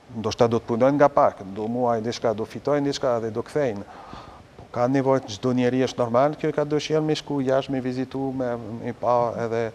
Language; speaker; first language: Albanian; non-native, fluent; French